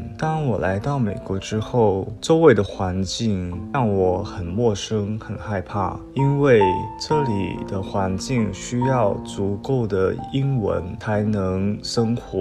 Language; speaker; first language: Chinese; early bilingual, other home language; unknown